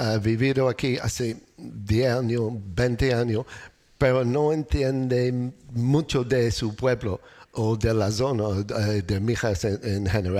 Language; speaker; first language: Spanish; non-native, learner; English